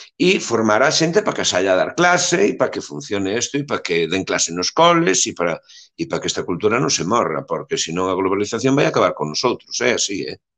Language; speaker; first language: Galician; native; Galician